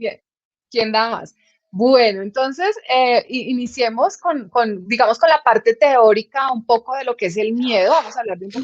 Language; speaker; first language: Spanish; native; Spanish